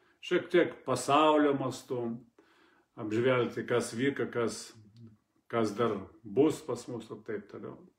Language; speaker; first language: Lithuanian; non-native, fluent; Russian